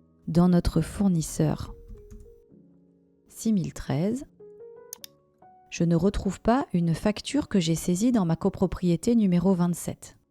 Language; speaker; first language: French; native; French